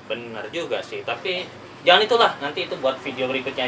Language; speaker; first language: Indonesian; native; Indonesian